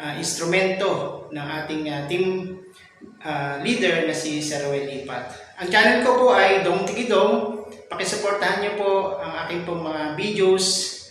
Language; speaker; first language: Filipino; non-native, local second language; Bikol